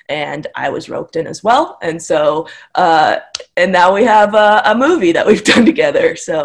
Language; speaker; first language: English; native; English